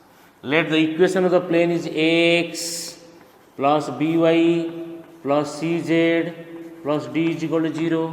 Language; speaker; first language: English; non-native, local second language; Odia